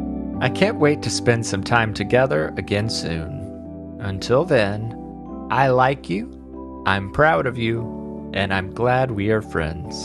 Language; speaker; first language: English; native; English